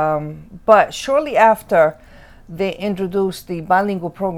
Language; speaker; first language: English; early bilingual, other home language; Italian